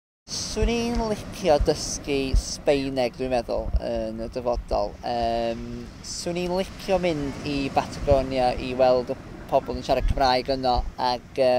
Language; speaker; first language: Welsh; non-native, fluent; English